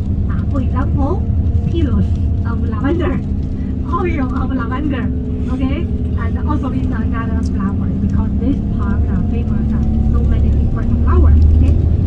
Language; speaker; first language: English; non-native, learner; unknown